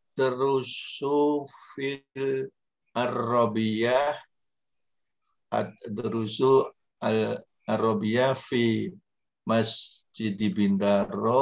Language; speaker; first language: Arabic; non-native, fluent; Indonesian